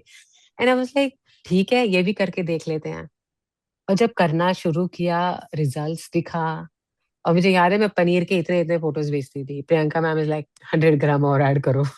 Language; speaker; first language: Hindi; native; Hindi